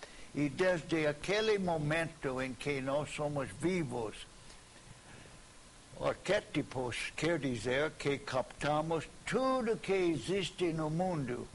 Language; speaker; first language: Portuguese; non-native, fluent; English